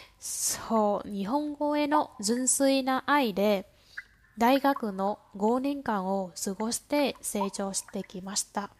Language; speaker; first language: Japanese; non-native, fluent; Vietnamese